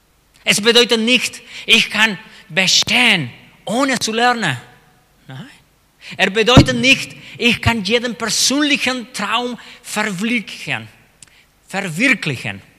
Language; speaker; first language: German; non-native, fluent; Spanish